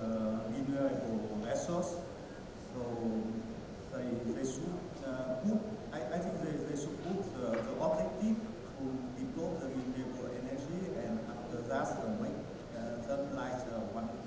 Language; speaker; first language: English; non-native, learner; Vietnamese